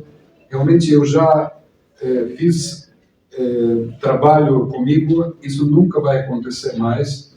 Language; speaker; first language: Portuguese; non-native, fluent; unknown